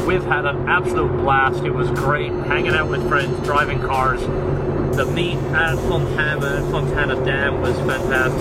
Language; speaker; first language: English; native; English